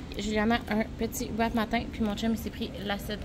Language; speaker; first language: French; native; French